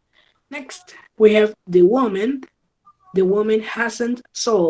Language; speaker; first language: English; non-native, learner; Spanish